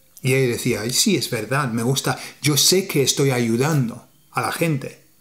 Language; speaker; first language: Spanish; non-native, fluent; English